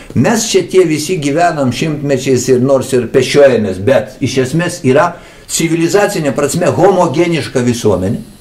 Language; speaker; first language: Lithuanian; native; Lithuanian